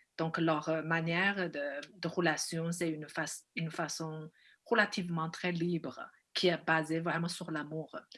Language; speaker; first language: French; non-native, fluent; Chinese